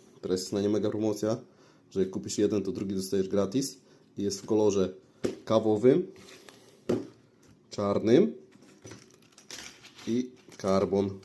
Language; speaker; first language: Polish; native; Polish